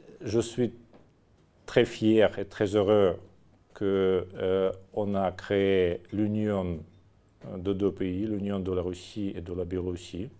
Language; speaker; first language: French; non-native, fluent; Russian